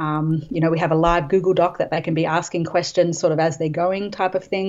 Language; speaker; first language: English; native; English